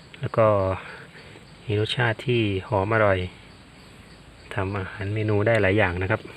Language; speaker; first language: Thai; native; Thai